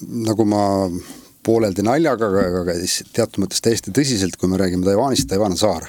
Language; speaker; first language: Estonian; native; Estonian